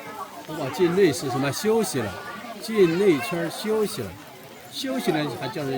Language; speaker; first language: Chinese; native; Chinese